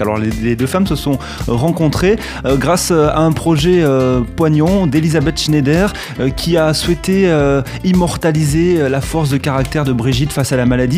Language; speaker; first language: French; native; French